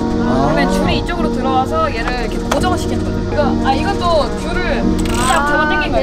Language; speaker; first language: Korean; native; Korean